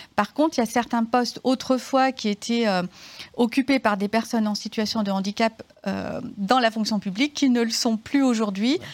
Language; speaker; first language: French; native; French